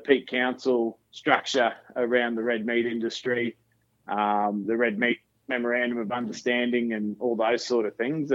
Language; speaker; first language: English; native; English